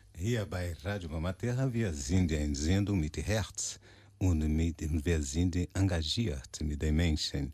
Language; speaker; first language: German; non-native, learner; Portuguese